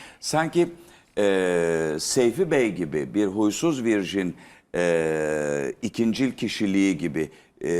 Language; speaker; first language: Turkish; native; Turkish